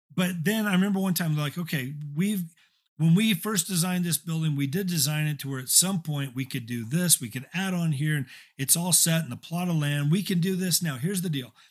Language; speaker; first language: English; native; English